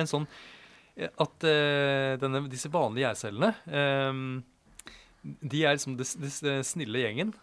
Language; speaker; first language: Norwegian; native; Norwegian